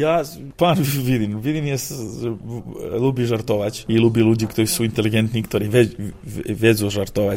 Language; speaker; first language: Polish; non-native, learner; Serbian